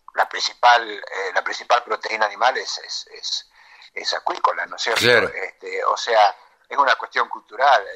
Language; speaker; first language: Spanish; native; Spanish